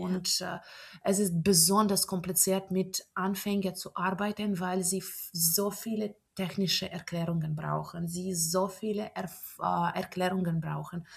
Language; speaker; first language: German; non-native, fluent; Russian